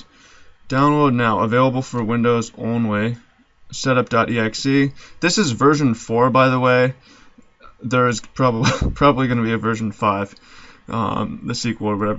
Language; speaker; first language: English; native; English